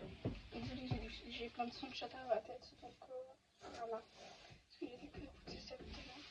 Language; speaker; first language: French; native; French